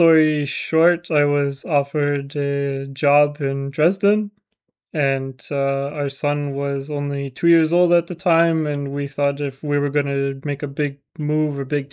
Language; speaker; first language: English; native; English